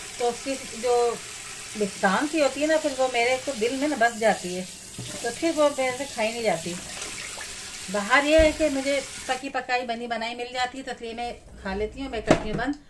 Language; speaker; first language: Urdu; native; Urdu